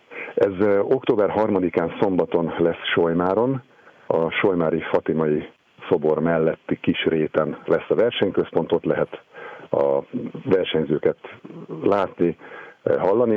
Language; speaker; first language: Hungarian; native; Hungarian